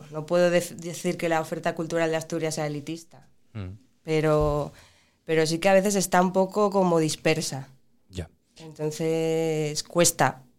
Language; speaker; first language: Spanish; native; Spanish